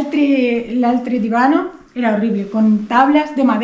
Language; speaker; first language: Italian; non-native, learner; Spanish